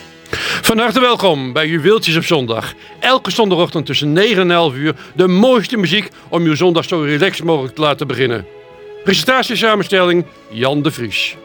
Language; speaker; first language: Dutch; native; Dutch